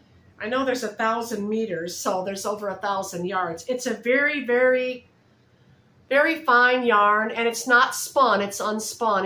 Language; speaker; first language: English; native; English